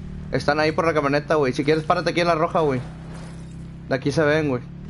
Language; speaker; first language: Spanish; early bilingual, heritage; Spanish